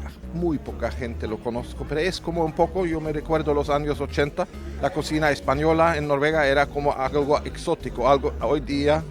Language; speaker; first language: Spanish; non-native, fluent; Norwegian